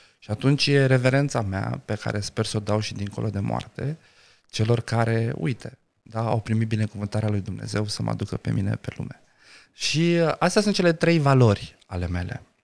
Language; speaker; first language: Romanian; non-native, local second language; Romany